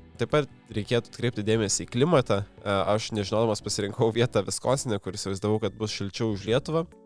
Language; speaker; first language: Lithuanian; native; Lithuanian